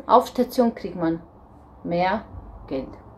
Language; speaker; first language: German; non-native, fluent; Romanian